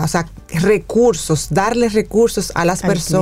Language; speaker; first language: Spanish; native; Spanish